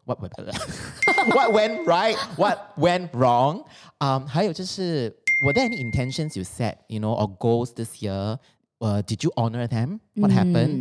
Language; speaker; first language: English; non-native, local second language; Chinese